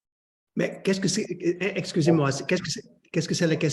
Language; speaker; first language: French; non-native, learner; Dutch